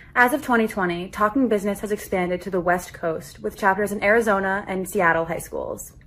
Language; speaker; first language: English; native; English